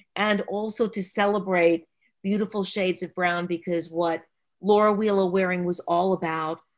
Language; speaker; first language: English; native; English